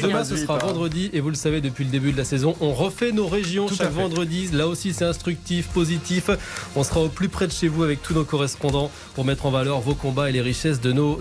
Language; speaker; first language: French; native; French